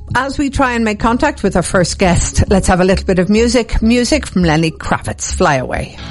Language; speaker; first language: English; native; English